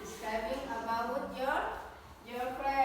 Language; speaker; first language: English; non-native, learner; Indonesian